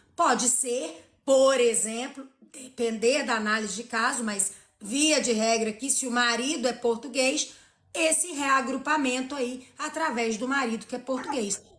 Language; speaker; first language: Portuguese; native; Portuguese